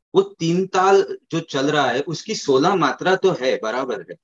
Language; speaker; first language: Hindi; native; Hindi